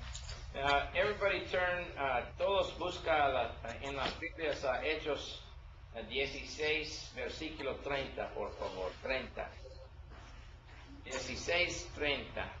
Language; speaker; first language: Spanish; non-native, learner; English